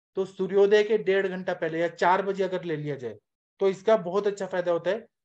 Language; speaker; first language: Hindi; native; Hindi